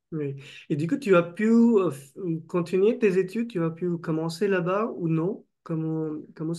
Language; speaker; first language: French; non-native, fluent; Marathi